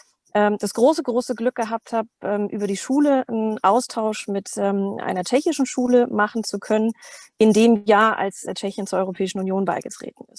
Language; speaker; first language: German; native; German